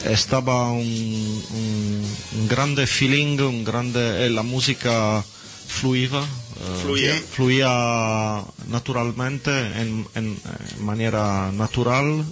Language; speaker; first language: Spanish; non-native, learner; Italian